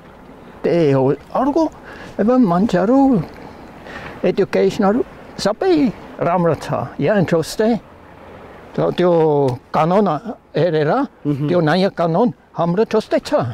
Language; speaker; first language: Nepali; non-native, learner; German